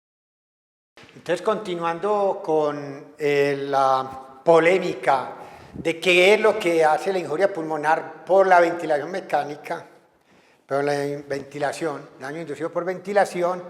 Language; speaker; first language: Spanish; native; Spanish